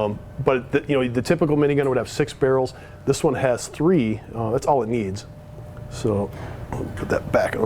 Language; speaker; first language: English; native; English